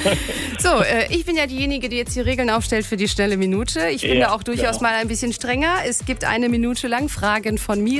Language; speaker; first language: German; native; German